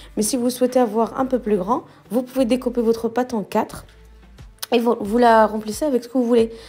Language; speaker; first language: French; non-native, local second language; Arabic